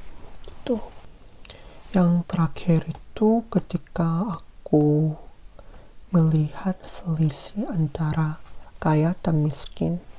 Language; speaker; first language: Indonesian; non-native, fluent; Korean